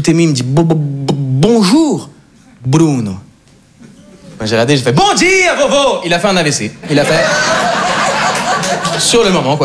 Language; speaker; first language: French; native; French